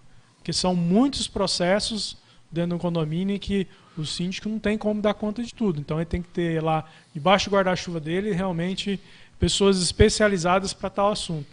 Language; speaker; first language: Portuguese; native; Portuguese